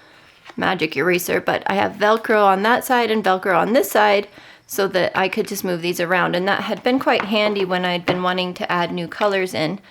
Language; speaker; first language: English; native; English